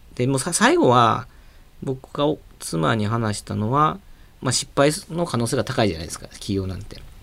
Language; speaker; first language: Japanese; native; Japanese